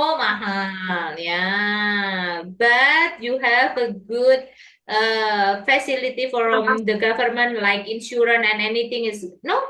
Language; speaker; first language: English; non-native, learner; Indonesian